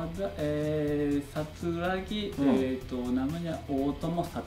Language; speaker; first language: Indonesian; non-native, learner; Japanese